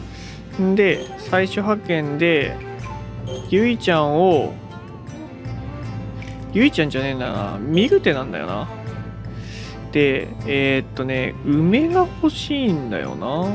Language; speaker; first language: Japanese; native; Japanese